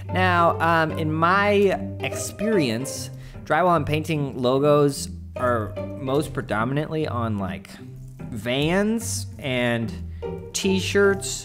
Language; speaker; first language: English; native; English